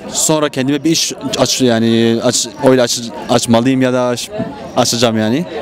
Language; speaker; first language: Turkish; non-native, learner; Arabic